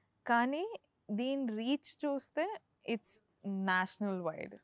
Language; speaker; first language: Telugu; non-native, fluent; Kodava